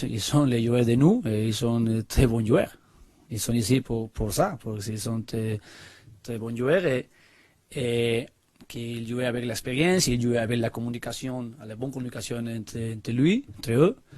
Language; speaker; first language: French; non-native, learner; Spanish